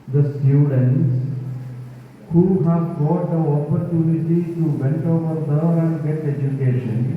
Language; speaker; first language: English; non-native, local second language; Malayalam